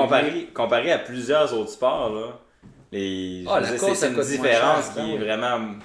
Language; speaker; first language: French; native; French